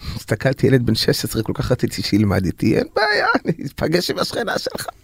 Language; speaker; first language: Hebrew; native; Hebrew